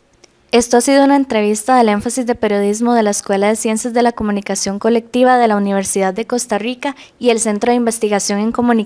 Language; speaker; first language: Spanish; native; Spanish